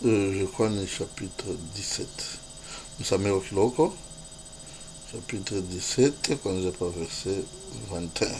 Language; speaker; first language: French; non-native, local second language; Swahili